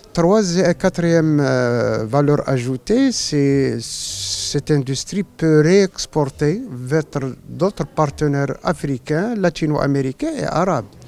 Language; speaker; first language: French; non-native, local second language; Arabic